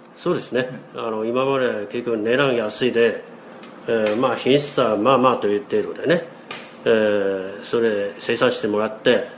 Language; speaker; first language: Japanese; non-native, fluent; Chinese